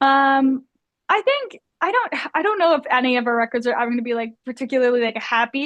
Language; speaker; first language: English; native; English